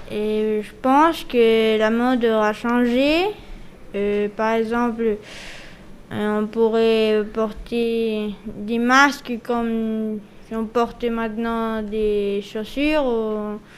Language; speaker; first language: French; early bilingual, heritage; French